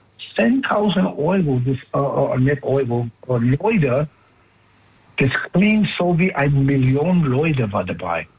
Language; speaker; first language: German; non-native, fluent; English